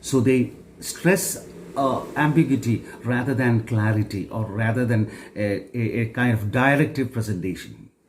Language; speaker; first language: English; non-native, local second language; Malayalam